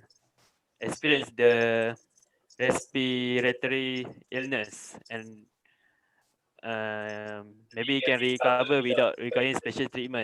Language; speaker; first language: English; non-native, local second language; Malay